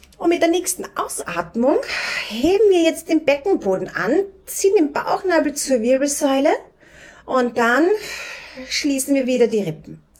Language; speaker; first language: German; native; German